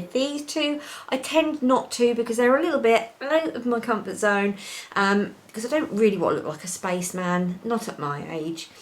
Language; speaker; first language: English; native; English